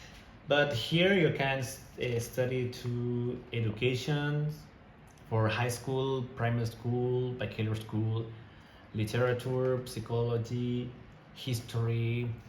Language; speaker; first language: English; non-native, learner; Spanish